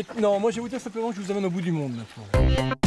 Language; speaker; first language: French; native; French